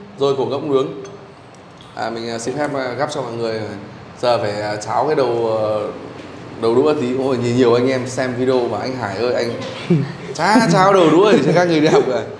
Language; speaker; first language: Vietnamese; native; Vietnamese